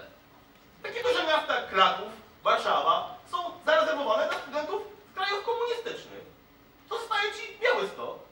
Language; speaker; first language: Polish; non-native, fluent; Kurdish